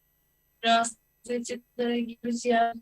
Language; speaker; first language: Russian; non-native, local second language; Uzbek